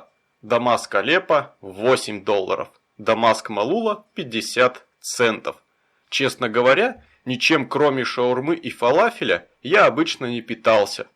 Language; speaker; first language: Russian; native; Russian